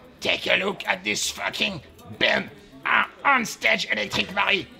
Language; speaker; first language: English; non-native, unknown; French